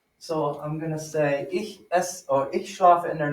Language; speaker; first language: German; non-native, fluent; English